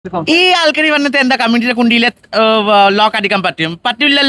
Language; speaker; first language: Malayalam; non-native, fluent; Assamese